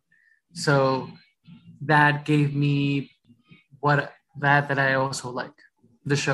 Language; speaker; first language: English; early bilingual, other home language; Spanish